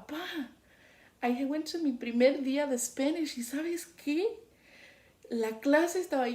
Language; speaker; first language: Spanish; early bilingual, heritage; Spanish